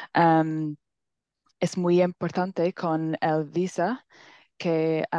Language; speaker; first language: Spanish; non-native, learner; English